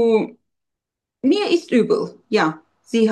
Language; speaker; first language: German; non-native, learner; Turkish